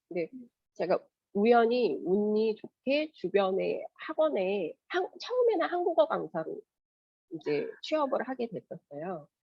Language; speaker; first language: Korean; native; Korean